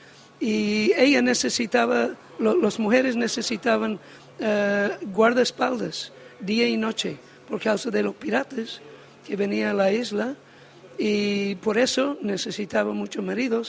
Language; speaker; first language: Spanish; non-native, learner; English